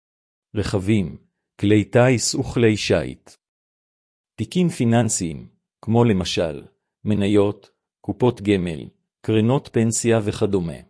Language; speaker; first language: Hebrew; native; Hebrew